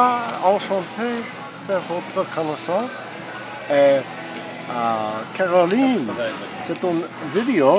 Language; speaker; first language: French; non-native, learner; English